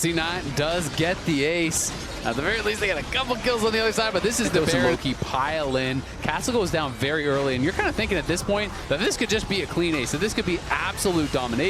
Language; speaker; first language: English; native; English